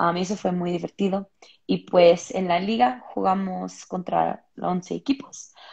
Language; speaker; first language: Spanish; early bilingual, heritage; Spanish